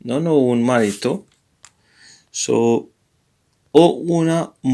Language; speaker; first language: Italian; non-native, learner; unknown